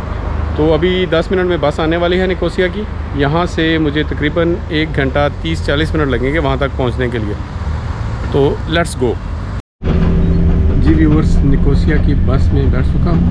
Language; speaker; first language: Hindi; native; Hindi